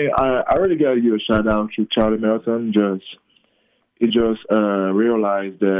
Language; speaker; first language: English; non-native, local second language; French